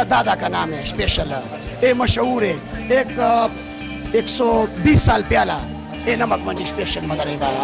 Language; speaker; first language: Hindi; non-native, local second language; Pashto